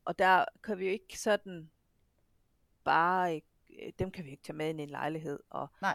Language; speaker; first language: Danish; native; Danish